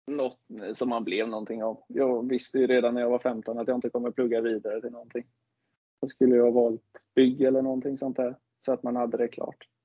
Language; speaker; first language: Swedish; native; Swedish